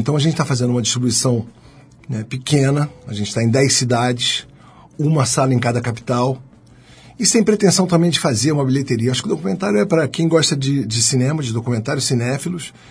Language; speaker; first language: Portuguese; native; Portuguese